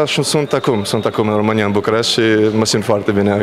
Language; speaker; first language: Romanian; non-native, learner; Bulgarian